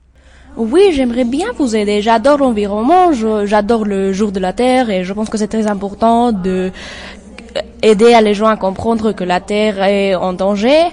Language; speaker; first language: French; non-native, learner; English